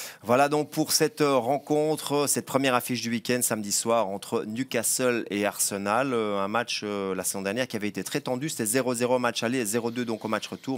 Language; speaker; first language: French; native; French